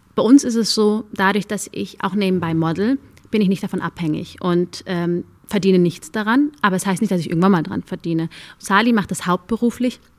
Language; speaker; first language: German; early bilingual, other home language; Amharic